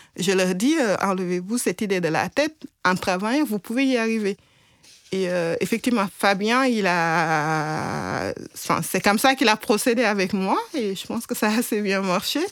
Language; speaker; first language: French; non-native, local second language; Wolof